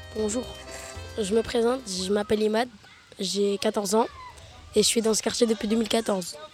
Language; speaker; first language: French; early bilingual, other home language; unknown